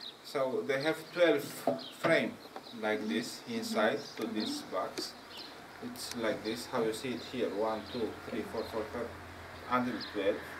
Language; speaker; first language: English; non-native, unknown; Romanian